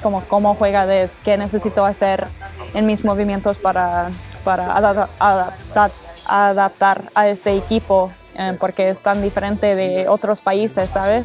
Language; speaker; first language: Spanish; early bilingual, heritage; English